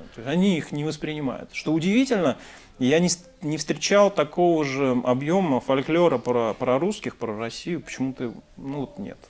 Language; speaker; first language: Russian; native; Russian